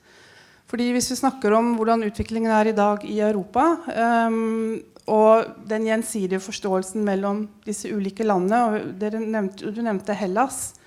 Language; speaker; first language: Norwegian; early bilingual, heritage; Norwegian